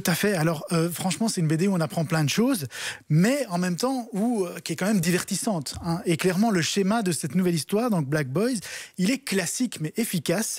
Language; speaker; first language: French; native; French